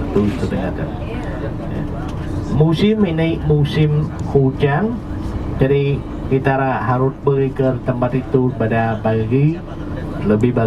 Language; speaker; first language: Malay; non-native, learner; Vietnamese